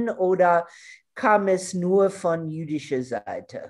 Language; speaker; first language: German; non-native, fluent; English